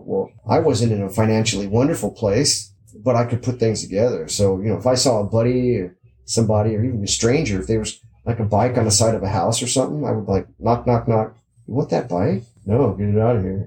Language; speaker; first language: English; native; English